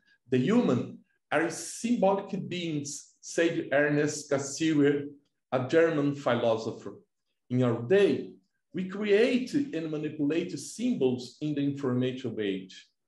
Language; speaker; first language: English; non-native, fluent; Portuguese